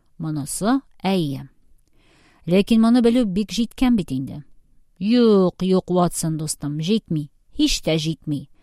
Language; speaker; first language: Tatar; native; Tatar